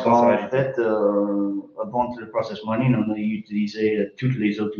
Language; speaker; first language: French; non-native, fluent; English